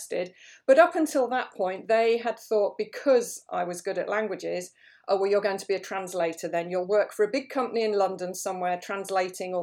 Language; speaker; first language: English; native; English